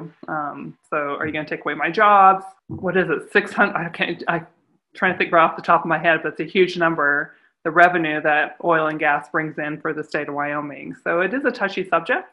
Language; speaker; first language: English; native; English